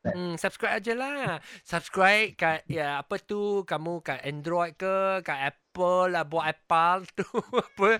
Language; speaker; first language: Malay; non-native, local second language; Chinese